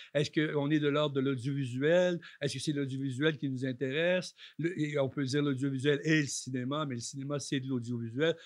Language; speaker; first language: French; native; French